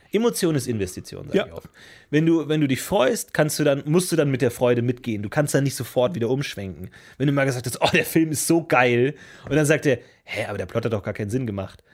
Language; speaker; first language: German; native; German